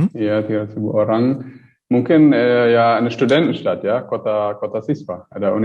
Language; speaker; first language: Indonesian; early bilingual, heritage; German